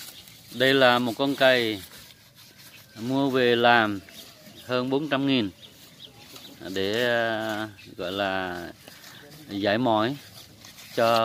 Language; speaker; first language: Vietnamese; non-native, local second language; Jarai